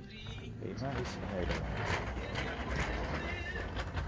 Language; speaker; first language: German; non-native, learner; Dutch